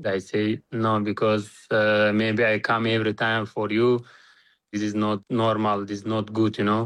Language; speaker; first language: English; non-native, learner; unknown